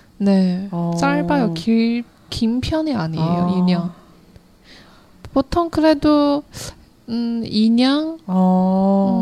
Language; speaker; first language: Korean; non-native, learner; Chinese